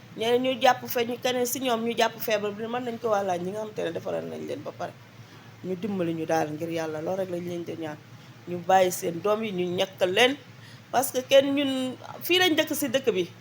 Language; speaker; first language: Wolof; native; Wolof